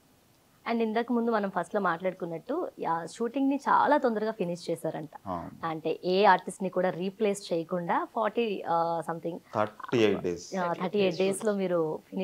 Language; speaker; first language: Telugu; native; Telugu